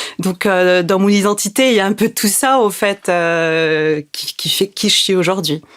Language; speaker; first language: French; non-native, local second language; Arabic